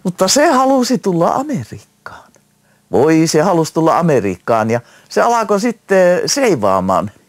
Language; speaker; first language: Finnish; early bilingual, heritage; Finnish